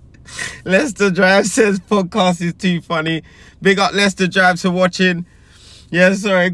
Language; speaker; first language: English; native; English